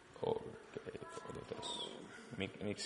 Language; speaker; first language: Finnish; non-native, learner; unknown